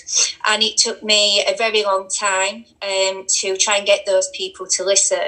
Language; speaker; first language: English; native; English